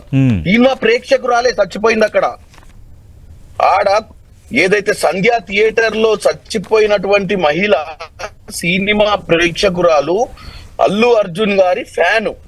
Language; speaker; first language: Telugu; native; Telugu